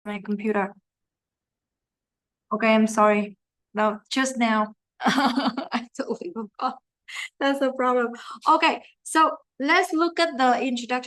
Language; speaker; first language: English; non-native, fluent; Vietnamese